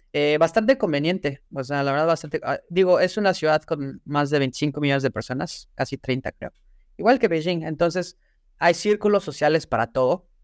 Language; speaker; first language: Spanish; native; Spanish